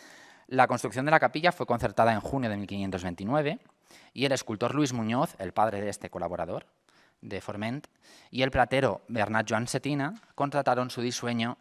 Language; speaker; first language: Spanish; native; Spanish